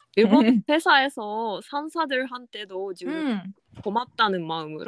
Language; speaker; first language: Korean; non-native, fluent; Japanese